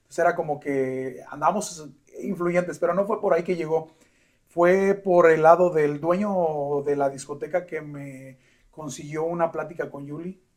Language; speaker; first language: Spanish; native; Spanish